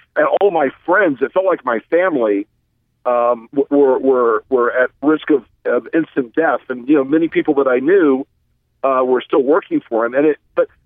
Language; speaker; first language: English; native; English